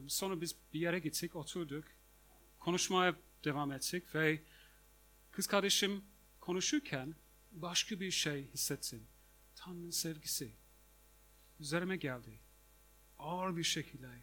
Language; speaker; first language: Turkish; non-native, fluent; English